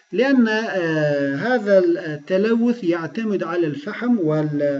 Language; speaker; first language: Arabic; non-native, fluent; Turkish